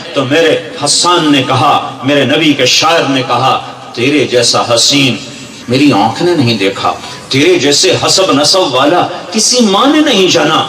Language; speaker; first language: Urdu; non-native, local second language; Punjabi